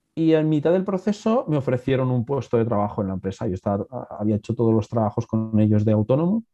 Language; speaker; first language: Spanish; native; Spanish